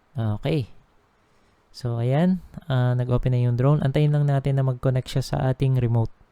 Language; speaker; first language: Filipino; native; Filipino